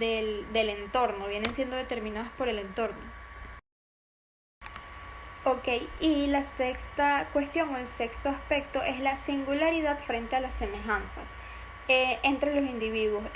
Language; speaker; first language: Spanish; native; Spanish